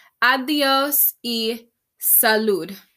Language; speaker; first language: Spanish; non-native, learner; English